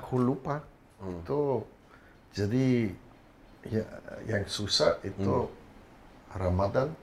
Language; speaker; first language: Indonesian; non-native, fluent; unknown